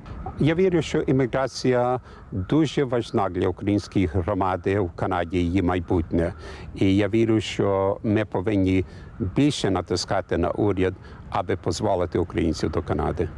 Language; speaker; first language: Ukrainian; early bilingual, heritage; English